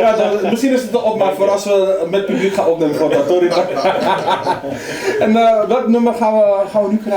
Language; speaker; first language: Dutch; native; Dutch